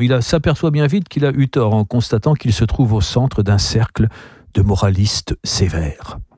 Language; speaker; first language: French; native; French